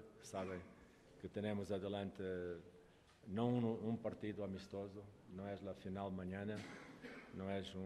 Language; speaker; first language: Spanish; non-native, local second language; Portuguese